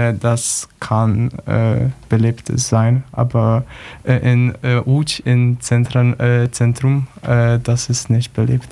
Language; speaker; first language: German; non-native, learner; Polish